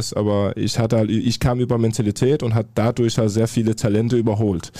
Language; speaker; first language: German; non-native, fluent; Danish